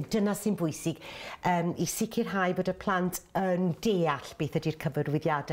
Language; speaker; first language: Welsh; native; Welsh